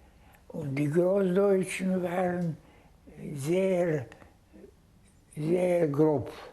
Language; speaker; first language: German; non-native, fluent; Hungarian